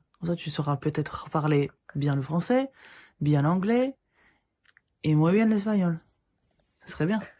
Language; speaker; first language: French; native; French